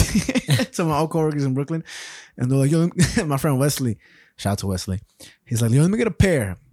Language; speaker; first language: English; early bilingual, other home language; Spanish